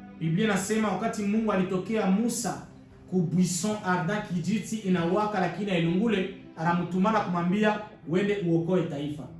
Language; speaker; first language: Swahili; native; Swahili